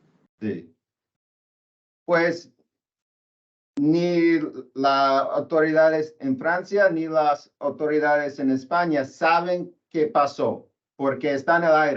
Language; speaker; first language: Spanish; non-native, learner; English